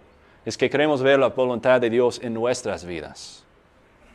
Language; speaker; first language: Spanish; non-native, fluent; English